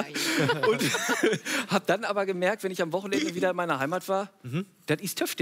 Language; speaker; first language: German; native; German